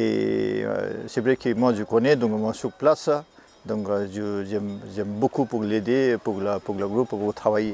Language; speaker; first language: French; non-native, learner; Nepali